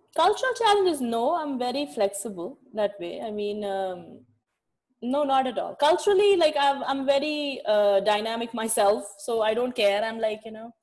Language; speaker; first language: English; non-native, local second language; Kashmiri